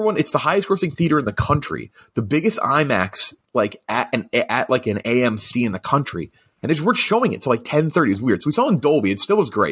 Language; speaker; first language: English; native; English